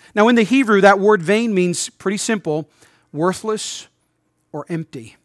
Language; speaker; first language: English; native; English